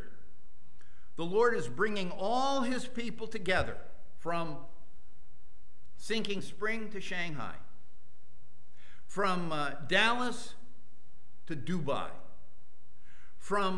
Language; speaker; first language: English; native; English